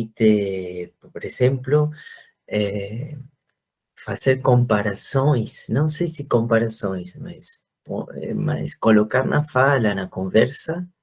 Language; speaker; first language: Portuguese; non-native, fluent; Spanish